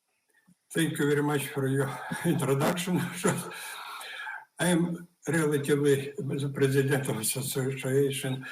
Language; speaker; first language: English; non-native, fluent; Ukrainian